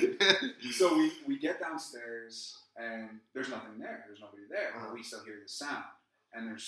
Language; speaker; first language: English; native; English